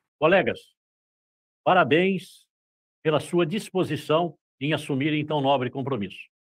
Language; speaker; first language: Portuguese; native; Portuguese